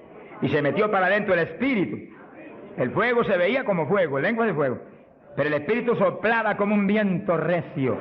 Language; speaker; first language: Spanish; native; Spanish